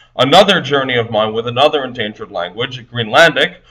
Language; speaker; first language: English; native; English